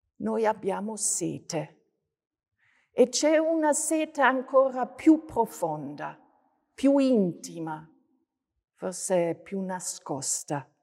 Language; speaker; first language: Italian; non-native, fluent; German